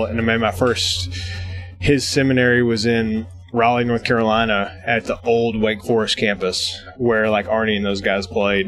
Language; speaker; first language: English; native; English